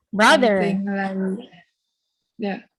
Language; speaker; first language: English; non-native, learner; Vietnamese